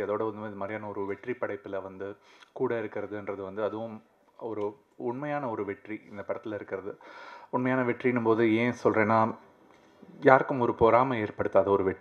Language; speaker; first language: Tamil; native; Tamil